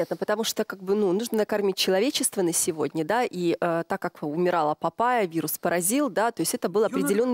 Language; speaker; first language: Russian; native; Russian